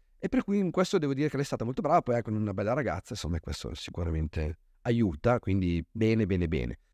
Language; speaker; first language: Italian; native; Italian